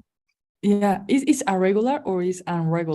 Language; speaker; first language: English; non-native, learner; Spanish